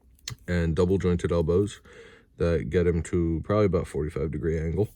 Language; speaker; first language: English; native; English